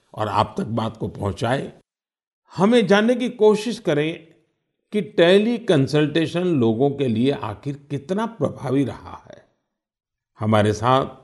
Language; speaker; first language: Hindi; native; Hindi